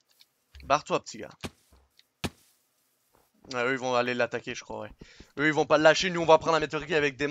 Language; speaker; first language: French; native; French